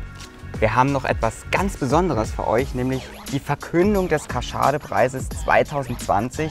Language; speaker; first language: German; native; German